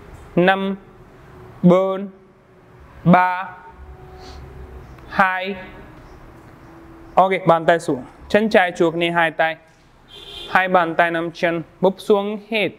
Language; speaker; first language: Vietnamese; non-native, learner; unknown